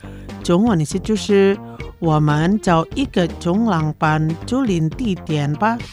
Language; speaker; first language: Chinese; non-native, fluent; Indonesian